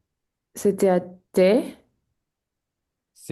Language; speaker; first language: French; non-native, learner; English